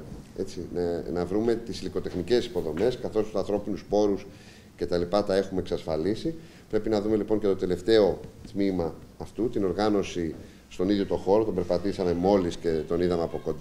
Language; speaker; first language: Greek; native; Greek